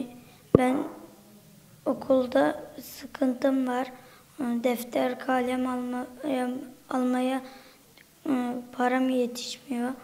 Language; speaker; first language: Turkish; early bilingual, other home language; Uyghur